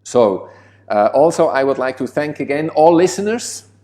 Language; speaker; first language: English; non-native, fluent; German